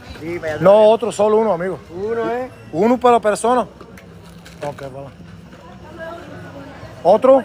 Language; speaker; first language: Spanish; non-native, learner; Bulgarian